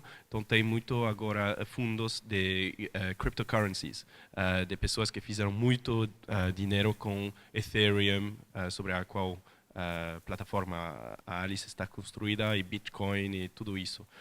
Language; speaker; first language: Portuguese; non-native, fluent; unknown